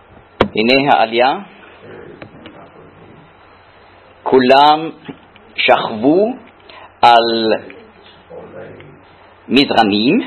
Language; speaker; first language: Hebrew; non-native, fluent; German